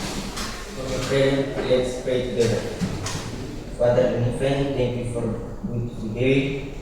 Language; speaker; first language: English; non-native, learner; Indonesian